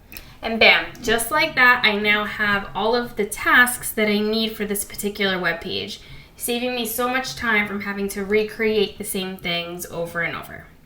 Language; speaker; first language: English; native; English